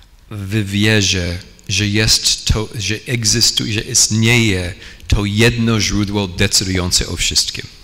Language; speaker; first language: Polish; non-native, fluent; English